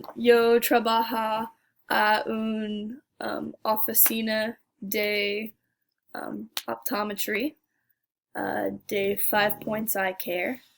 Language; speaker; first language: Spanish; non-native, learner; English